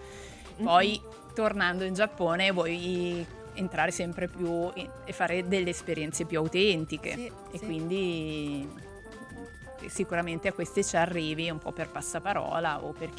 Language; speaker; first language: Italian; native; Italian